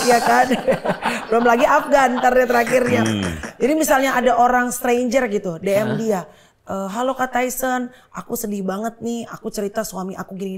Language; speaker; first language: Indonesian; native; Indonesian